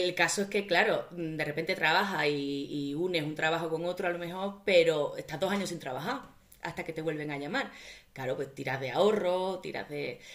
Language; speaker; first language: Spanish; native; Spanish